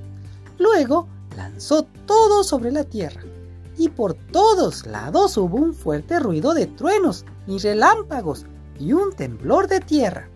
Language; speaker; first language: Spanish; native; Spanish